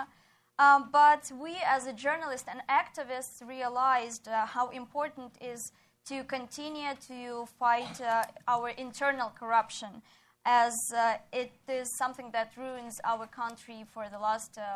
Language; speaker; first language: English; non-native, fluent; Ukrainian